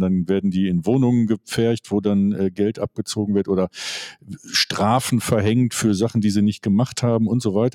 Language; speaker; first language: German; native; German